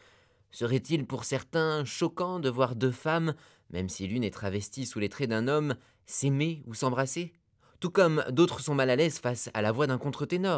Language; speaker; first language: French; native; French